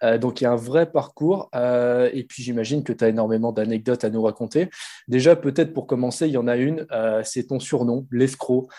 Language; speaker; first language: French; native; French